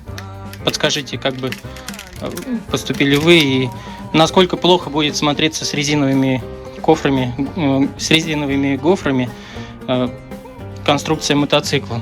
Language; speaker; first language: Russian; native; Russian